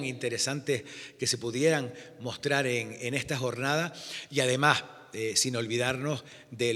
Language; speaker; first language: Spanish; native; Spanish